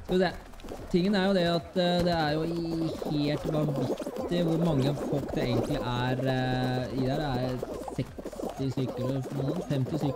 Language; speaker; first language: Norwegian; native; Norwegian